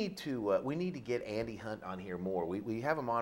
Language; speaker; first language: English; native; English